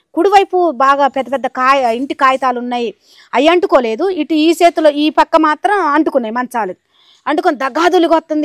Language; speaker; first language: Telugu; native; Telugu